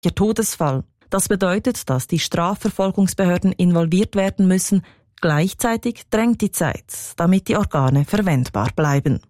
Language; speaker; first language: German; native; German